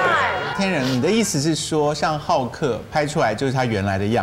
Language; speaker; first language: Chinese; native; Chinese